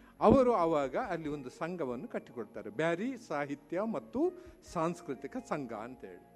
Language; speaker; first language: Kannada; non-native, local second language; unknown